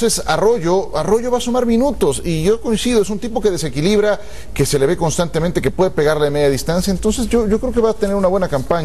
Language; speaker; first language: Spanish; native; Spanish